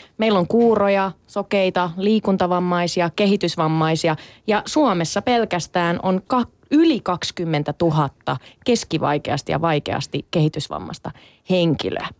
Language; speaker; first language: Finnish; early bilingual, other home language; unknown